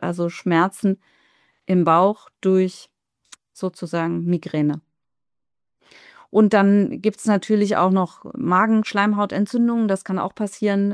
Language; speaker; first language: German; native; German